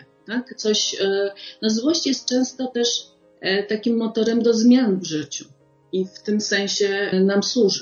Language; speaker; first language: Polish; native; Polish